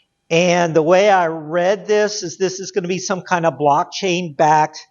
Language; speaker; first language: English; native; English